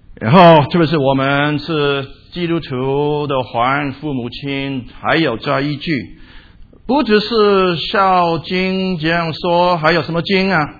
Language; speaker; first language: Chinese; non-native, local second language; Cantonese